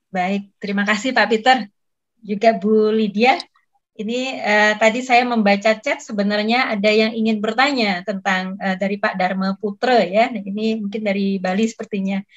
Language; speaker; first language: Indonesian; native; Indonesian